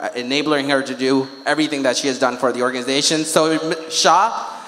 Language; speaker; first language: English; non-native, local second language; Urdu